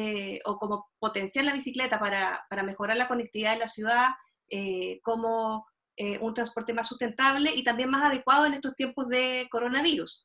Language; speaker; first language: Spanish; native; Spanish